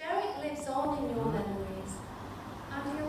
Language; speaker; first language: English; native; English